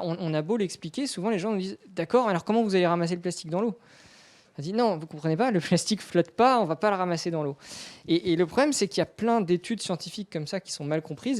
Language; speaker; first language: French; native; French